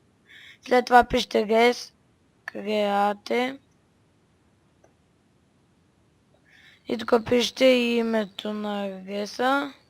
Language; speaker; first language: Bulgarian; native; Bulgarian